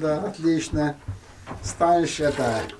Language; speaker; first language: Russian; non-native, local second language; Armenian